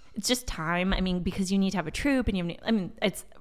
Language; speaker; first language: English; early bilingual, other home language; Portuguese